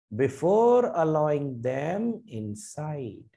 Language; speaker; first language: English; non-native, local second language; Punjabi